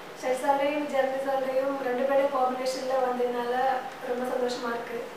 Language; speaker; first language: Tamil; non-native, learner; Malayalam